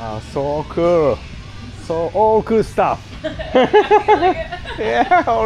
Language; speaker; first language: English; non-native, learner; Japanese